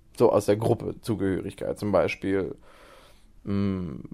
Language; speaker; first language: German; native; German